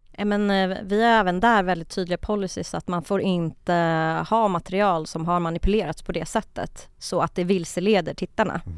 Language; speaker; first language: Swedish; early bilingual, other home language; Kurdish